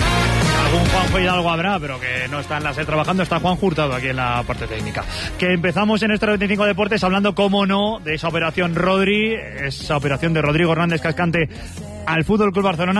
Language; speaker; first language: Spanish; native; Spanish